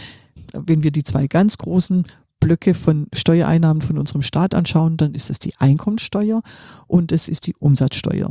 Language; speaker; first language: German; native; German